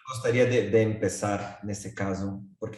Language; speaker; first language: Spanish; non-native, fluent; Portuguese